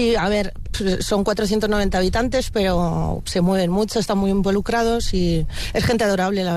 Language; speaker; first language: Spanish; native; Spanish